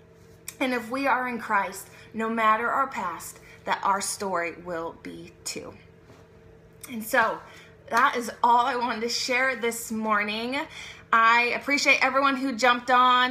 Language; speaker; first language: English; native; English